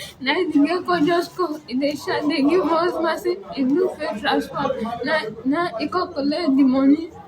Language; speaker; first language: Nigerian Pidgin; non-native, local second language; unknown